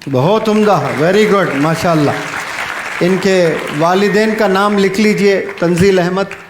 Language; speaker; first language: Urdu; native; Urdu